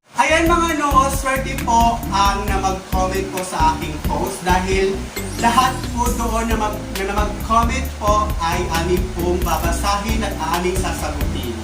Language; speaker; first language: Filipino; non-native, local second language; Waray